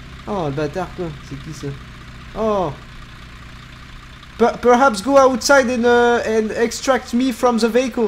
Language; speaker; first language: English; non-native, learner; French